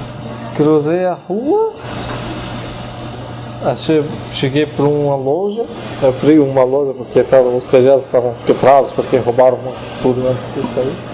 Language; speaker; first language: Portuguese; non-native, fluent; Arabic